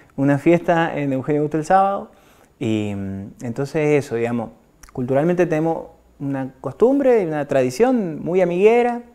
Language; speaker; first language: Spanish; native; Spanish